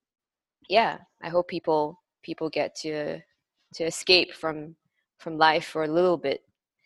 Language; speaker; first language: English; non-native, local second language; Cantonese